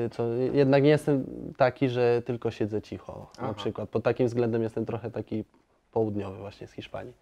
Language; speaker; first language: Polish; early bilingual, other home language; Spanish